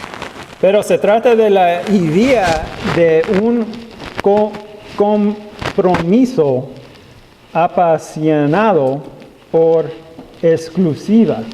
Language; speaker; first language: Spanish; non-native, learner; English